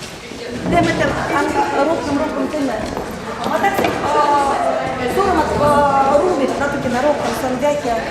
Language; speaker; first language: Estonian; non-native, learner; Russian